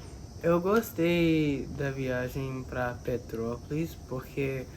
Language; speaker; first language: Portuguese; early bilingual, other home language; English